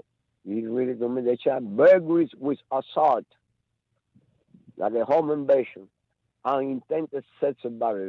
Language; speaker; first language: English; non-native, learner; Spanish